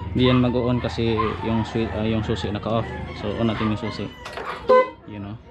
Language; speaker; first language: Filipino; non-native, local second language; Cebuano